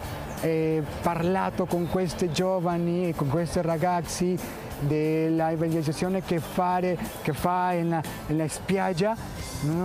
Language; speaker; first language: Italian; non-native, learner; Spanish